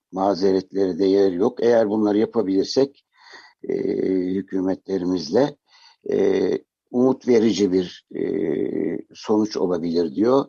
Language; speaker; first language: Turkish; native; Turkish